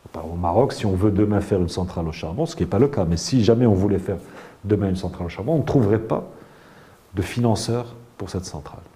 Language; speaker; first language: French; non-native, local second language; Arabic